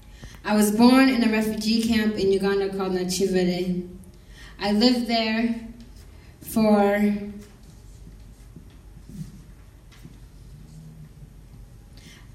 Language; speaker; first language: English; non-native, local second language; Kinyarwanda